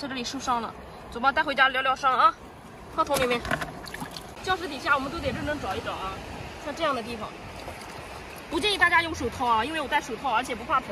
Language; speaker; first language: Chinese; native; Chinese